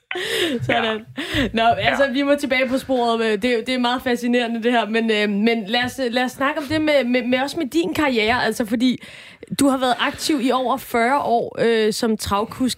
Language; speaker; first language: Danish; native; Danish